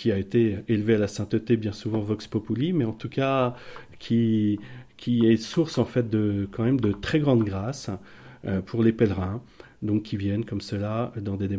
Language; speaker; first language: French; native; French